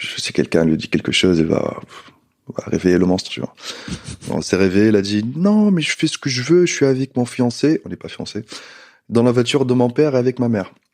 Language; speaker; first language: French; non-native, local second language; Arabic